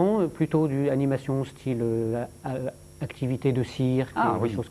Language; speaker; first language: French; native; French